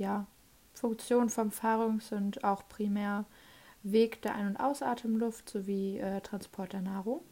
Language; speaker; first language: German; native; German